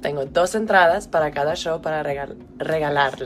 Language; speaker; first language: Spanish; non-native, fluent; English